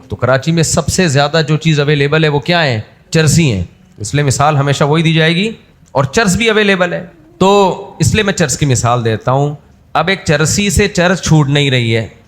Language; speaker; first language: Urdu; native; Urdu